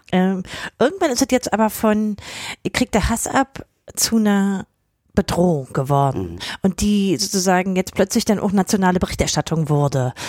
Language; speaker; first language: German; native; German